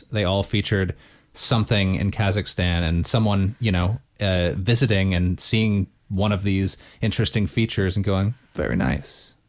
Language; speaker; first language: English; native; English